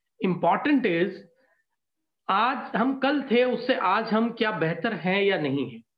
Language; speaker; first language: Hindi; native; Hindi